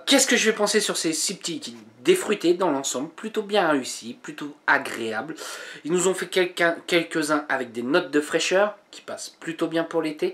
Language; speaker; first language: French; native; French